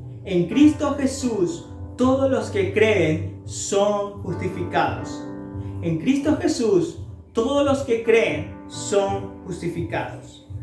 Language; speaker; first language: Spanish; native; Spanish